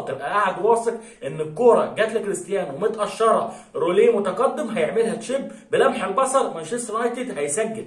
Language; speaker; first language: Arabic; native; Arabic